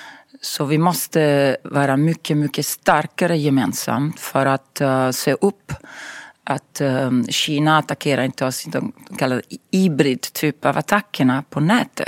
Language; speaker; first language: Swedish; non-native, fluent; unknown